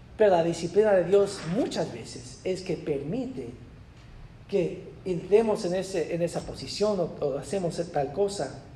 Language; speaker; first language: Spanish; non-native, fluent; English